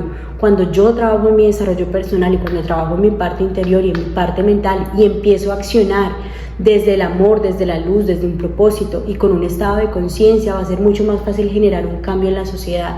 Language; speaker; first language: Spanish; native; Spanish